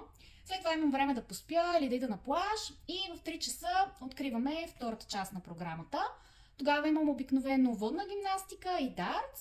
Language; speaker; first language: Bulgarian; native; Bulgarian